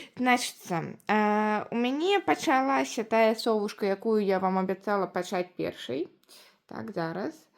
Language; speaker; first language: Belarusian; non-native, local second language; Russian